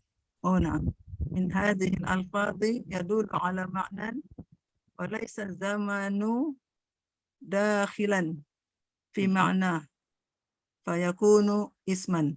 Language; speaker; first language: Arabic; non-native, learner; Indonesian